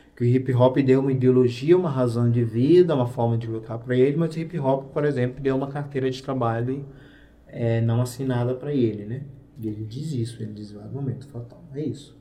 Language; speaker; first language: Portuguese; native; Portuguese